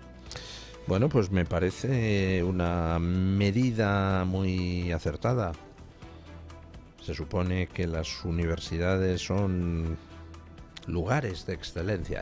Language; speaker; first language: Spanish; native; Spanish